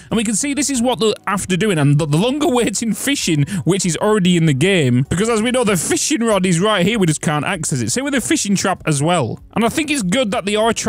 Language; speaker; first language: English; native; English